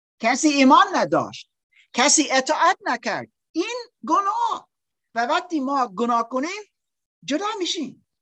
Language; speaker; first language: Persian; non-native, learner; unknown